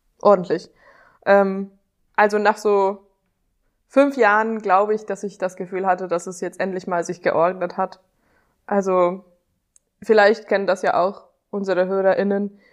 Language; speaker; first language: German; non-native, fluent; Hungarian